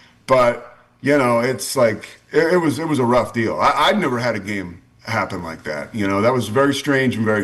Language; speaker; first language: English; native; English